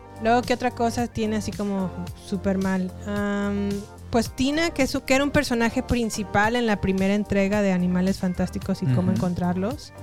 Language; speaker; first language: Spanish; native; Spanish